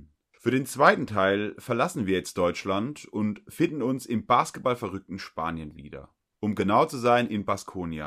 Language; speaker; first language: German; native; German